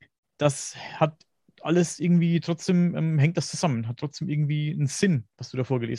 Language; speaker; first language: German; native; German